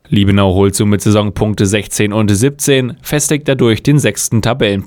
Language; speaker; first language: German; native; German